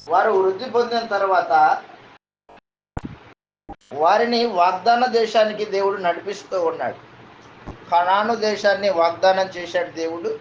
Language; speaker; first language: Telugu; native; Telugu